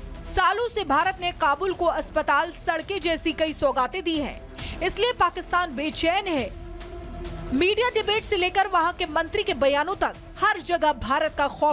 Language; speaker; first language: Hindi; native; Hindi